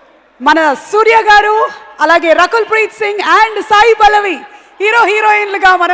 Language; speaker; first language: Telugu; native; Telugu